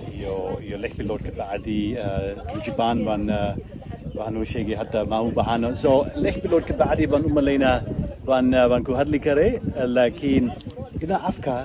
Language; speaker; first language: Somali; non-native, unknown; German